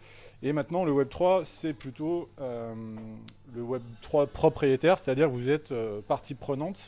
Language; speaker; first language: French; native; French